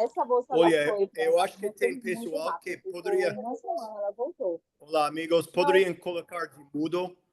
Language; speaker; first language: Portuguese; non-native, fluent; English